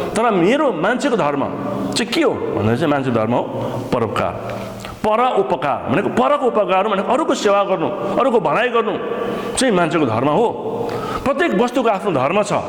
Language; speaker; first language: Nepali; native; Nepali